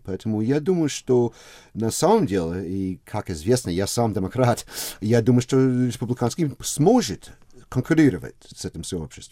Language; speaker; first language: Russian; non-native, fluent; English